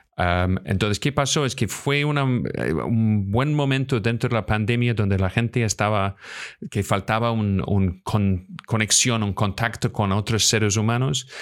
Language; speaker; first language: Spanish; non-native, fluent; English